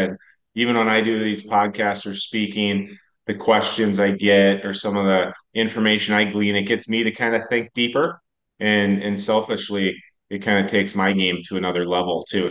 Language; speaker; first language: English; native; English